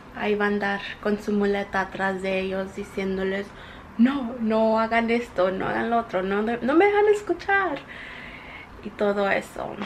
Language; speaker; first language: Spanish; early bilingual, heritage; Spanish